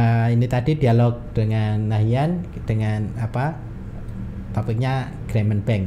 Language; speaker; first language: Indonesian; native; Indonesian